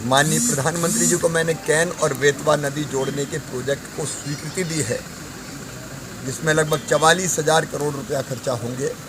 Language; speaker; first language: Hindi; native; Hindi